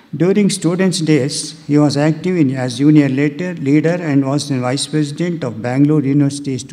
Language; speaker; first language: English; non-native, local second language; Kannada